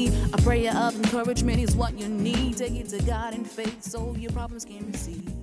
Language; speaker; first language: English; native; English